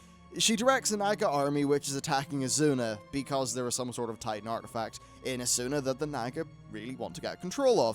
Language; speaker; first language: English; native; English